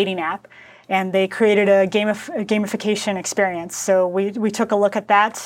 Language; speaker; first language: English; early bilingual, other home language; Spanish